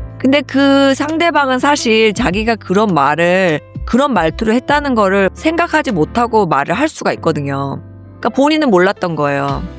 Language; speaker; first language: Korean; early bilingual, heritage; Korean